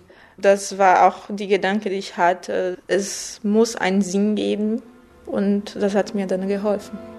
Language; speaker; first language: German; non-native, fluent; Portuguese